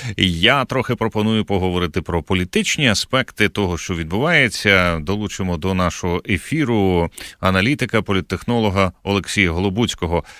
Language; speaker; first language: Ukrainian; native; Ukrainian